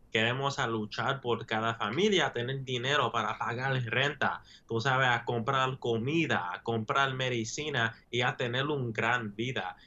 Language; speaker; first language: Spanish; early bilingual, heritage; English